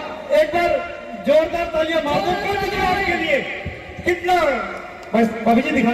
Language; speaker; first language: Hindi; native; Hindi